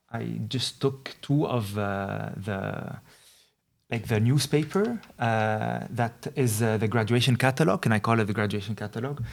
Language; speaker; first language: English; non-native, fluent; Arabic